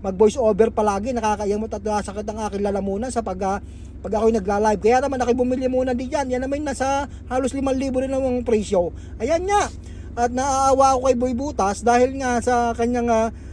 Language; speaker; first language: Filipino; native; Filipino